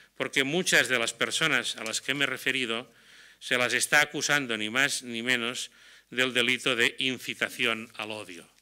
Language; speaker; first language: Spanish; non-native, local second language; Catalan